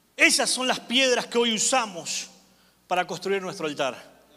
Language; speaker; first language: Spanish; native; Spanish